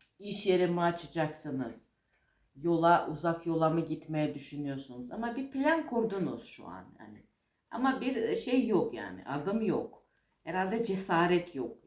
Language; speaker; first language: Turkish; non-native, fluent; Russian